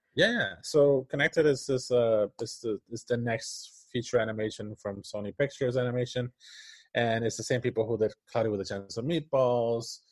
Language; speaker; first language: English; non-native, fluent; Spanish